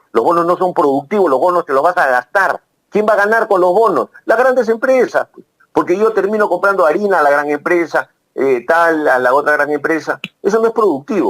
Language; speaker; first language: Spanish; native; Spanish